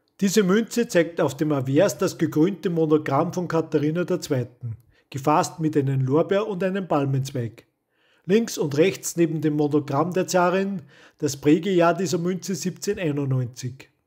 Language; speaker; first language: German; native; German